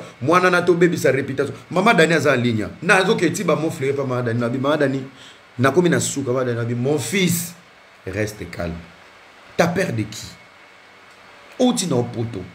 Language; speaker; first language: French; non-native, local second language; Lingala